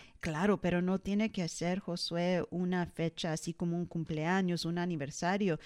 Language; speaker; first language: Spanish; early bilingual, heritage; English